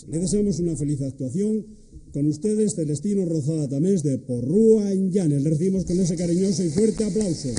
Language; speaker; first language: Spanish; native; Spanish